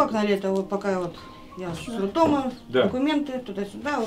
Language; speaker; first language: Russian; native; Russian